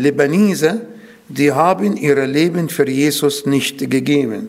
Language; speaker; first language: German; non-native, fluent; Arabic